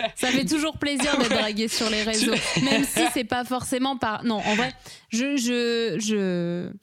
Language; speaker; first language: French; native; French